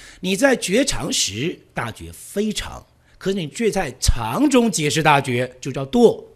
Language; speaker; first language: Chinese; native; Chinese